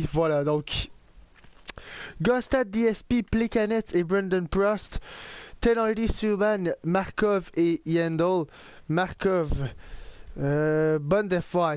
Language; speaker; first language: French; native; French